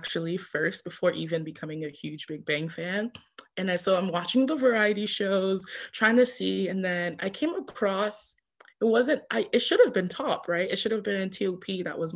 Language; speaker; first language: English; early bilingual, other home language; French